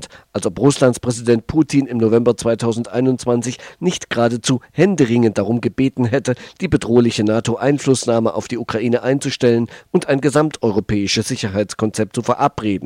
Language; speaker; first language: German; native; German